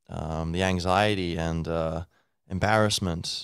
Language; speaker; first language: English; native; English